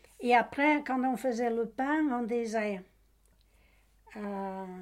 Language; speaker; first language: French; non-native, learner; Portuguese